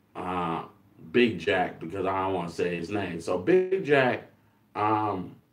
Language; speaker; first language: English; native; English